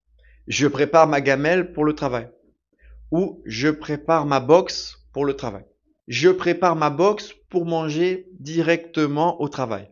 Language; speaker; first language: French; native; French